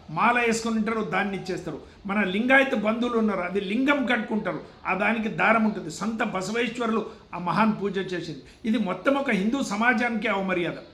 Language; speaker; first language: Telugu; non-native, local second language; Kannada